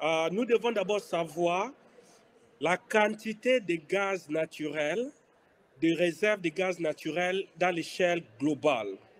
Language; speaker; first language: French; non-native, local second language; Lingala